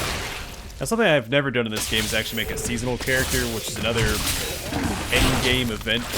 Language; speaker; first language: English; native; English